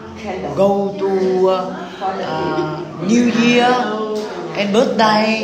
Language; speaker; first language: English; non-native, learner; Vietnamese